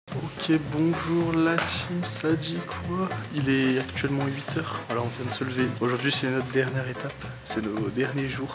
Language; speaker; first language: French; native; French